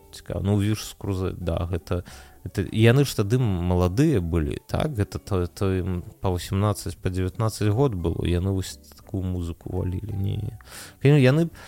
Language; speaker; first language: Belarusian; non-native, local second language; Russian